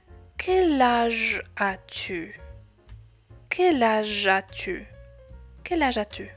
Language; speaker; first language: French; non-native, fluent; Polish